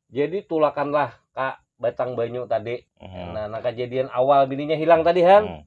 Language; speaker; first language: Indonesian; non-native, local second language; Banjar